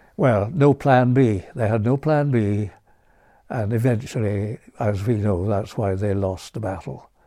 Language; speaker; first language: English; native; English